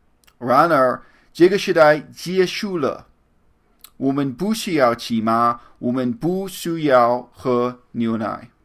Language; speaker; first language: Chinese; non-native, learner; English